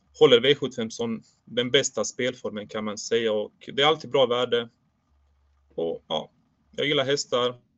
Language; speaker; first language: Swedish; early bilingual, other home language; Bosnian